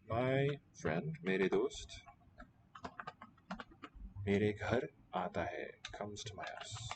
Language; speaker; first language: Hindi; non-native, learner; English